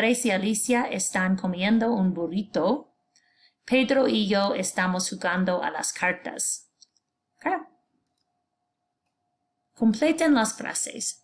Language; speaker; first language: Spanish; non-native, fluent; English